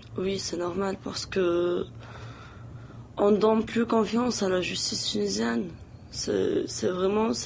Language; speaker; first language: French; non-native, local second language; Arabic